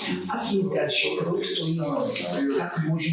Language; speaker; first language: Slovak; non-native, learner; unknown